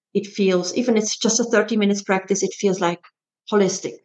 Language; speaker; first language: English; non-native, fluent; German